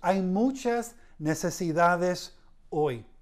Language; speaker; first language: Spanish; early bilingual, heritage; Spanish